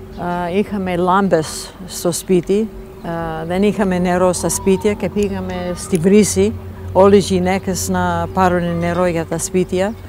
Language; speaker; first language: Greek; non-native, fluent; English